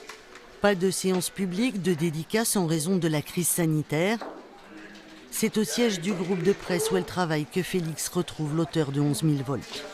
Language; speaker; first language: French; native; French